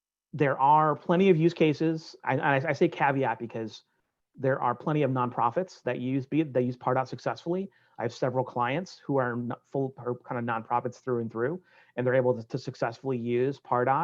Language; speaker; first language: English; native; English